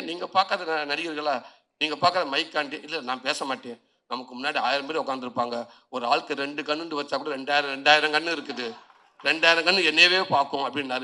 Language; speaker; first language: Tamil; native; Tamil